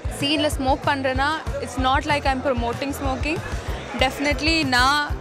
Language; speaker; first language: Tamil; non-native, local second language; Malayalam